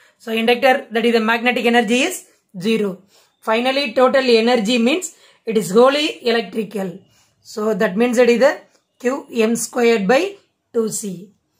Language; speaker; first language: English; non-native, local second language; Tamil